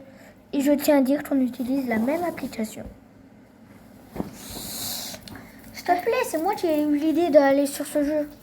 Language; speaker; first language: French; native; French